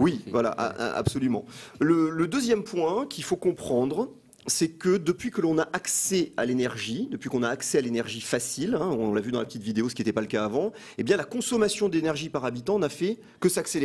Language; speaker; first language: French; native; French